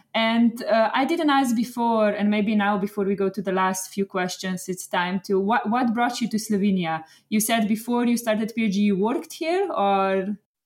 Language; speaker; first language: English; non-native, fluent; Slovenian